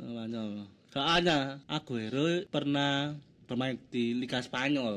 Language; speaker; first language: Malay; non-native, local second language; Javanese